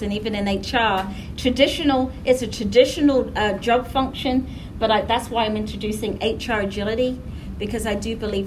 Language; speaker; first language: English; native; English